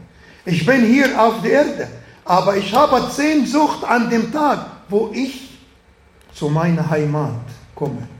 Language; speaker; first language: German; non-native, learner; Arabic